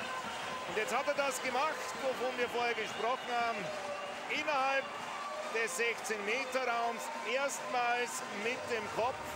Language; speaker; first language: German; native; German